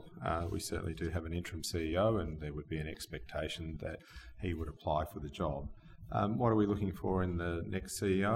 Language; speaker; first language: English; native; English